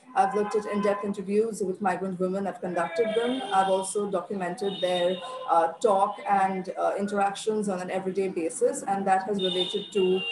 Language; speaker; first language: English; non-native, local second language; Bangla